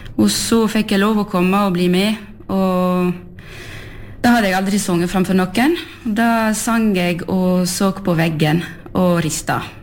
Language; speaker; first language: Norwegian; early bilingual, heritage; French